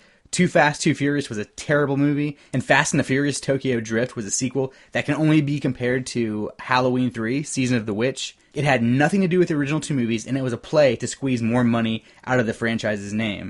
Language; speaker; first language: English; native; English